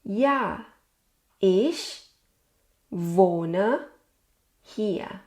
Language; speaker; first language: German; non-native, fluent; Thai